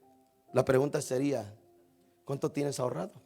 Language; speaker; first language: Spanish; native; Spanish